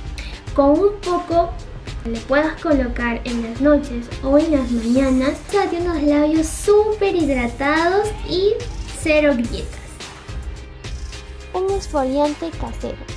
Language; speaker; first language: Spanish; native; Spanish